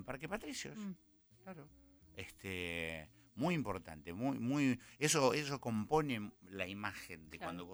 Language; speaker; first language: Spanish; native; Spanish